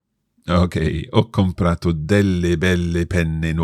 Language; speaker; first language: Italian; non-native, fluent; English